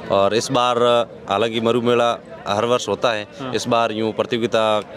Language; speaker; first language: Hindi; native; Hindi